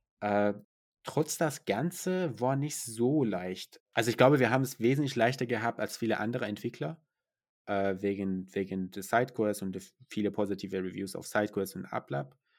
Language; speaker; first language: German; non-native, fluent; Persian